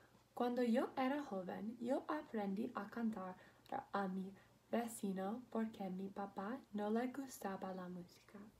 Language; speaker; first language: Spanish; non-native, learner; English